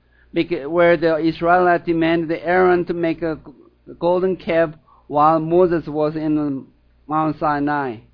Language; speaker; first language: English; non-native, fluent; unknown